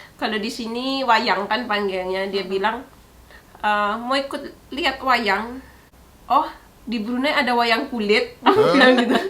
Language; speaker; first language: Indonesian; non-native, local second language; Javanese